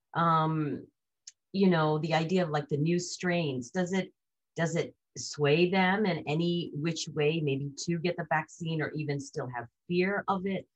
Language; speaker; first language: English; early bilingual, other home language; Hindi